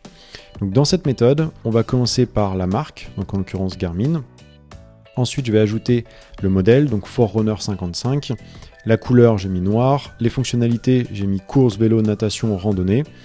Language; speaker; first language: French; native; French